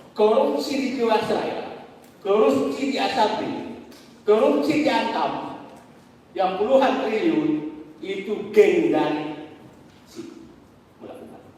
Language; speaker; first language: Indonesian; non-native, local second language; Buginese